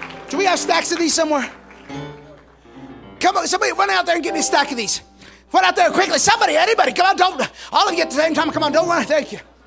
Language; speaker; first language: English; native; English